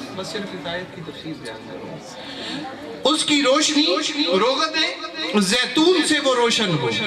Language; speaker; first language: Urdu; non-native, local second language; Punjabi